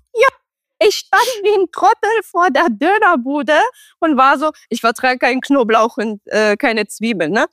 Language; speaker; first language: German; non-native, fluent; Romanian